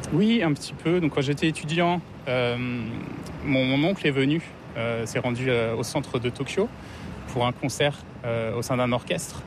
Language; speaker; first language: French; native; French